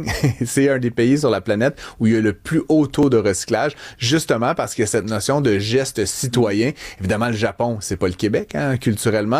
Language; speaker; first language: French; native; French